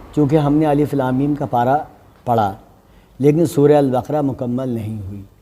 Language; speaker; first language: Hindi; native; Hindi